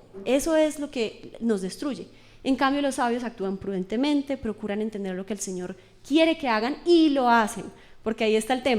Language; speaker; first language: Spanish; native; Spanish